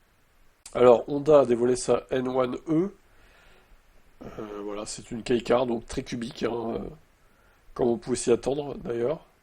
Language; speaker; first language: French; native; French